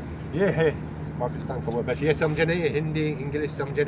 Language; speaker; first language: Hindi; non-native, learner; Arabic